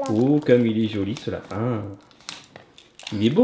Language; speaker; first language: French; native; French